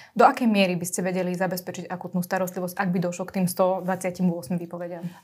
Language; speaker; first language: Slovak; native; Slovak